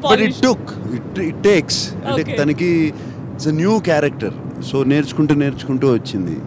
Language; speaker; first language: Telugu; native; Telugu